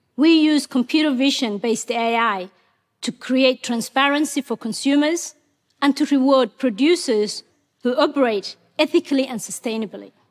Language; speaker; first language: English; non-native, fluent; Somali